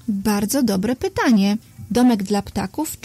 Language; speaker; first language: Polish; native; Polish